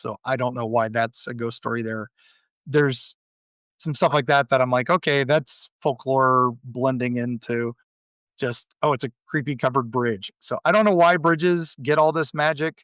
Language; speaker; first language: English; native; English